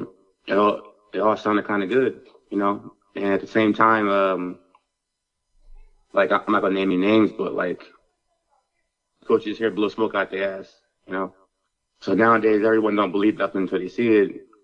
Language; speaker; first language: English; native; English